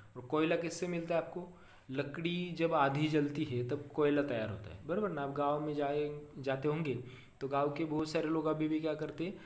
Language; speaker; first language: Hindi; non-native, local second language; Marathi